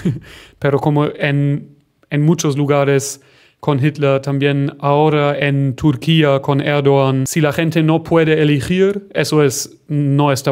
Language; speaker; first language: Spanish; non-native, fluent; German